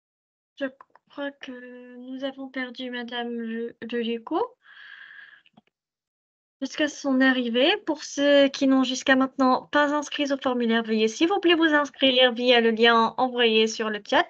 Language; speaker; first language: French; non-native, local second language; Arabic